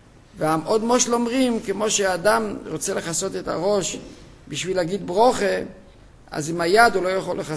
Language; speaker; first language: Hebrew; non-native, fluent; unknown